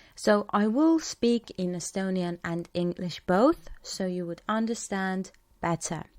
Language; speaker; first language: English; non-native, fluent; Estonian